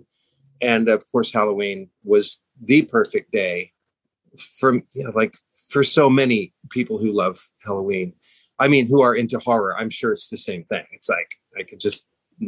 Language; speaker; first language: English; native; English